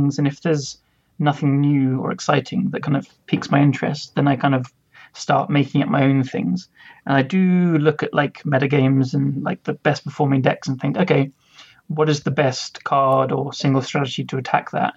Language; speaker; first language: English; native; English